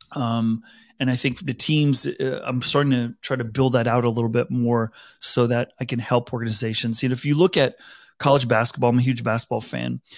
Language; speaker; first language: English; native; English